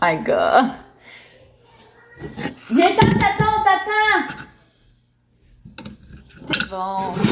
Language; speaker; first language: French; native; French